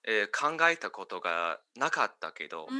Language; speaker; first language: Japanese; non-native, fluent; English